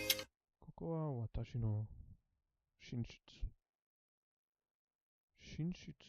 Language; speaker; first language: Japanese; non-native, learner; Filipino